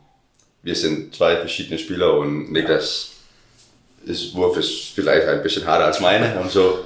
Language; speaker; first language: German; non-native, learner; Danish